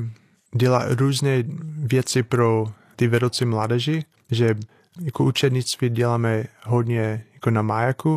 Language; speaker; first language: Czech; non-native, fluent; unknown